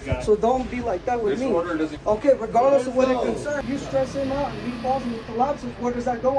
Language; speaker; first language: English; early bilingual, other home language; Spanish